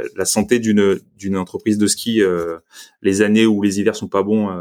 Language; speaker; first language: French; native; French